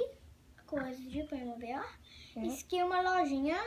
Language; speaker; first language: Portuguese; early bilingual, heritage; Portuguese